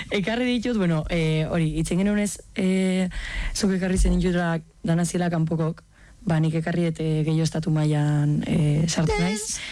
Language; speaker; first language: Basque; native; Basque